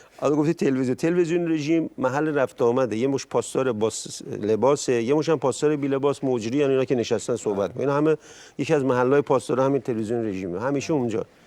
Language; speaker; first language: Persian; native; Persian